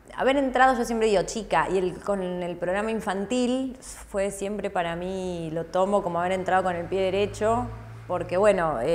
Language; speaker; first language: Spanish; native; Spanish